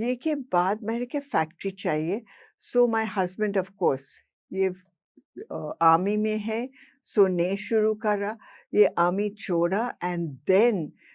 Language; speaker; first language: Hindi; non-native, local second language; English